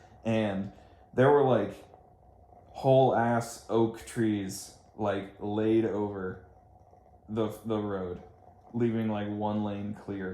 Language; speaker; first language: English; native; English